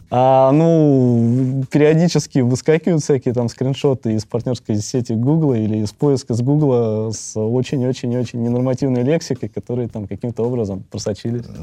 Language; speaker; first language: Russian; native; Russian